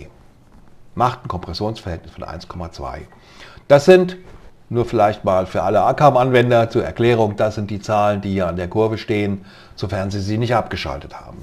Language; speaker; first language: German; native; German